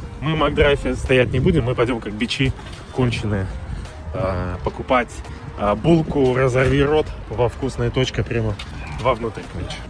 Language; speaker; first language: Russian; native; Russian